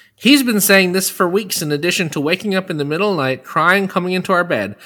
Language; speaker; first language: English; native; English